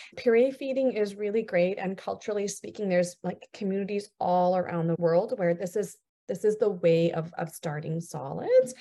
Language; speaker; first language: English; early bilingual, other home language; Punjabi